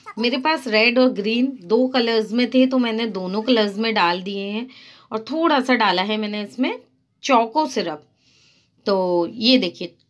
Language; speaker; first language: Hindi; native; Hindi